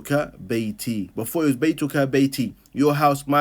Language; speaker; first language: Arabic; non-native, fluent; English